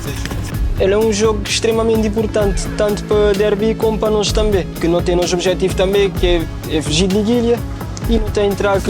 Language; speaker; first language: Portuguese; non-native, local second language; Kabuverdianu